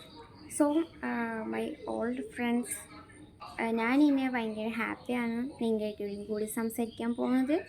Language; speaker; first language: Malayalam; non-native, local second language; Bangla